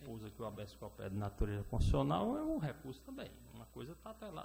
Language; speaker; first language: Portuguese; native; Portuguese